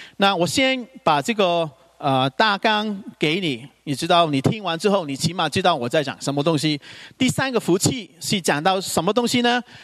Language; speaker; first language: Chinese; non-native, local second language; Cantonese